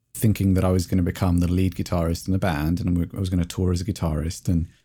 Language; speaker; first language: English; native; English